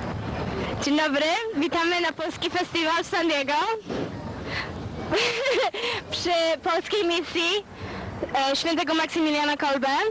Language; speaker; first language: Polish; early bilingual, heritage; Polish